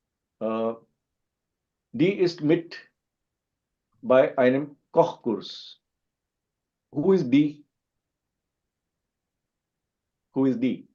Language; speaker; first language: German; non-native, fluent; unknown